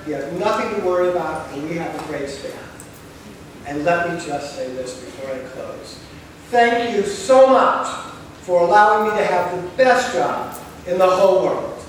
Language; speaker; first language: English; native; English